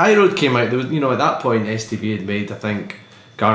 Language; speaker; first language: English; native; English